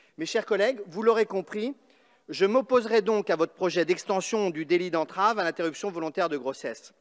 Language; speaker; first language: French; native; French